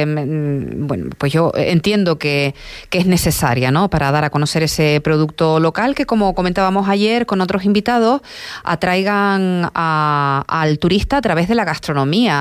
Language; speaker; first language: Spanish; native; Spanish